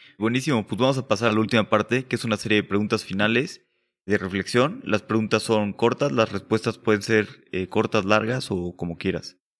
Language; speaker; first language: Spanish; native; Spanish